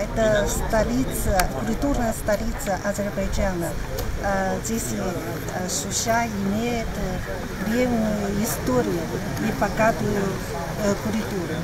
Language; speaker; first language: Russian; non-native, learner; Chinese